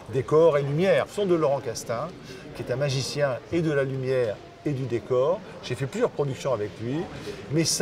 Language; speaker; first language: French; native; French